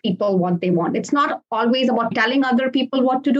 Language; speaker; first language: English; non-native, local second language; Konkani